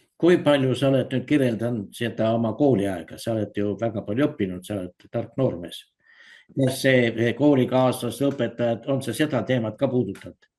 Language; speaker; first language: Estonian; native; Estonian